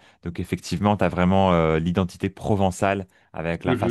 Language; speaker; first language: French; native; French